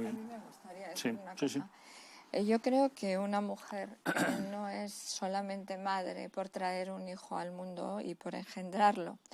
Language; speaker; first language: Spanish; native; Spanish